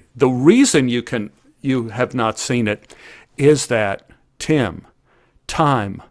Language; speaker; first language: English; native; English